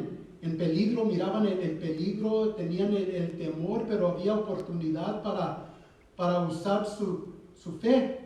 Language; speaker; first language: Spanish; early bilingual, heritage; Spanish